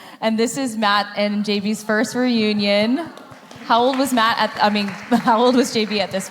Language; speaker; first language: English; native; English